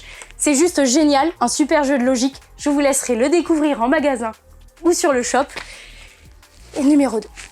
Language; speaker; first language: French; native; French